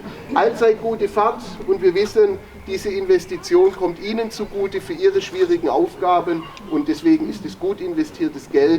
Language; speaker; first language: German; native; German